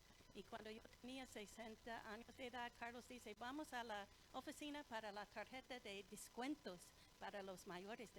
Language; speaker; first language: Spanish; non-native, fluent; English